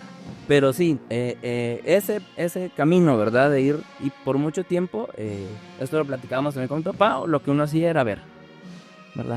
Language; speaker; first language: Spanish; native; Spanish